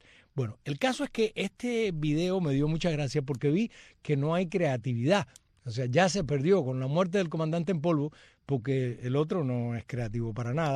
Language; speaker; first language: Spanish; native; Spanish